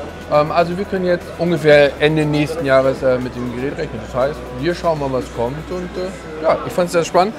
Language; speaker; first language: German; native; German